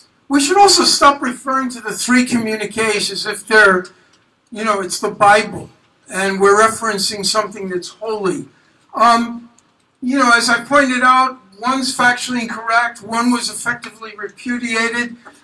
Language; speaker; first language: English; native; English